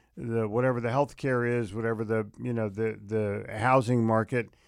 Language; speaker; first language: English; native; English